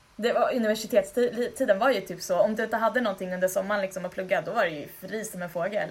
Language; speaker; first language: Swedish; early bilingual, other home language; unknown